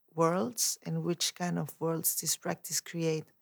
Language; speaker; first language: English; non-native, fluent; Spanish